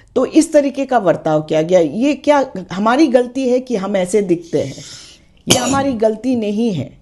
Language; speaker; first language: Hindi; non-native, local second language; Khasi